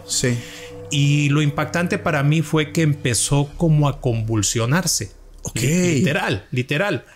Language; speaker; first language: Spanish; native; Spanish